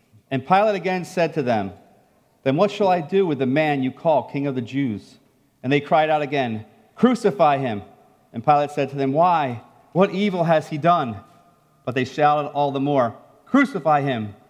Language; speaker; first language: English; native; English